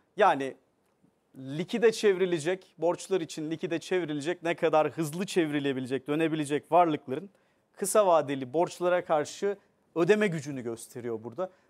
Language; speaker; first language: Turkish; native; Turkish